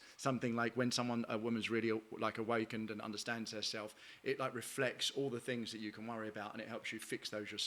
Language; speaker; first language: English; native; English